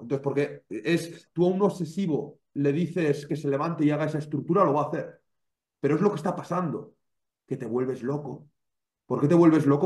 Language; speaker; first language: Spanish; native; Spanish